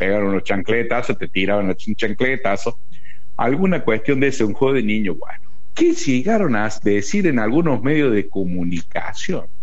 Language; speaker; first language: Spanish; native; Spanish